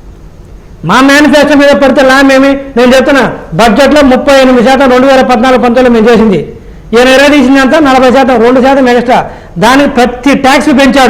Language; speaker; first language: Telugu; native; Telugu